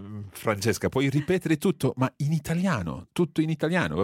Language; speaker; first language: Italian; non-native, fluent; English